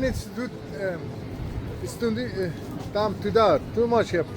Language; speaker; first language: Russian; non-native, learner; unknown